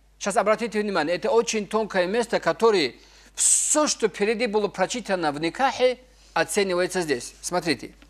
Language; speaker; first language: Russian; non-native, local second language; Avaric